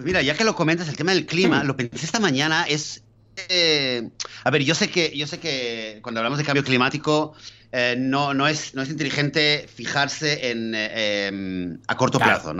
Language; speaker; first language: Spanish; native; Spanish